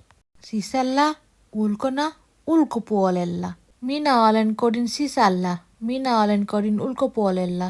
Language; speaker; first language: Finnish; non-native, learner; Bangla